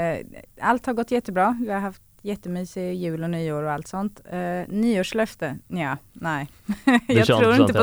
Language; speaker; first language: Swedish; native; Swedish